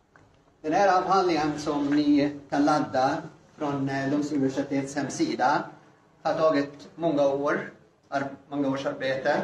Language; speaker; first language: Swedish; non-native, fluent; Arabic